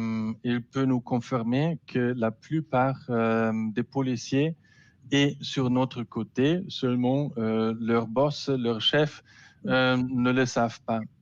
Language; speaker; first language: French; non-native, learner; German